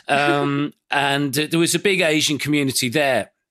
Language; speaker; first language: English; native; English